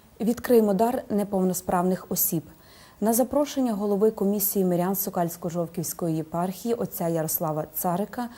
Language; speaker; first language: Ukrainian; native; Ukrainian